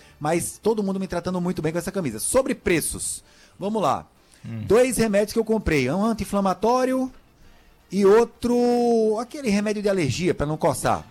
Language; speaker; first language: Portuguese; native; Portuguese